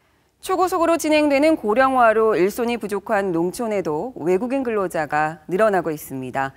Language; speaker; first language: Korean; native; Korean